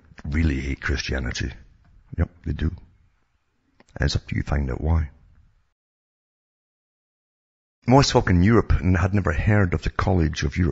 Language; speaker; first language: English; native; English